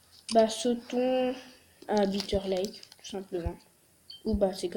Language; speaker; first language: French; native; French